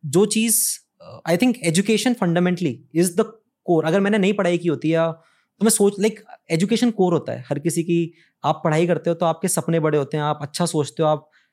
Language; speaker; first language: Hindi; native; Hindi